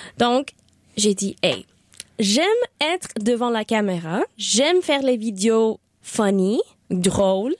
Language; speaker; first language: French; non-native, learner; Spanish